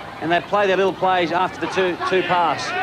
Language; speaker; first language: English; native; English